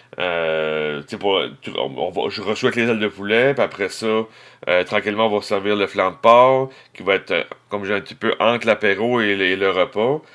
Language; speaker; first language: French; native; French